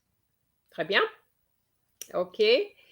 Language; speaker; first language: French; non-native, fluent; English